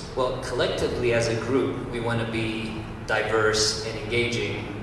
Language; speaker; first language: English; early bilingual, other home language; Romanian